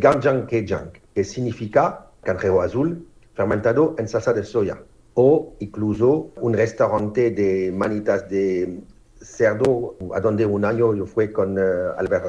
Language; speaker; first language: Spanish; non-native, fluent; French